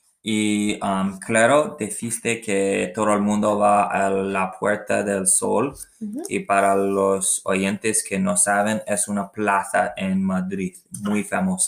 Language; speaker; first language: Spanish; non-native, learner; English